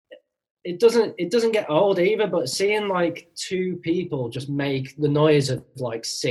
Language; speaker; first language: English; native; English